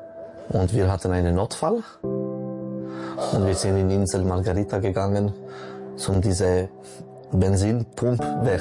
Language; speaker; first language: German; non-native, local second language; French